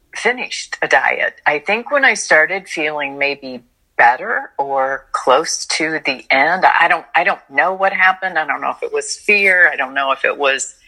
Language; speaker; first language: English; native; English